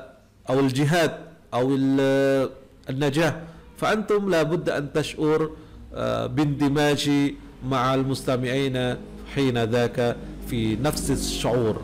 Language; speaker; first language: Arabic; non-native, fluent; Indonesian